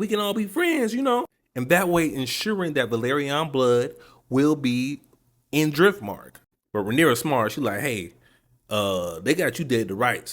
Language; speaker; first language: English; native; English